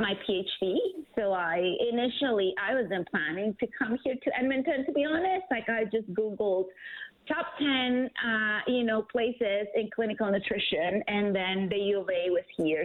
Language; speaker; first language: English; non-native, fluent; German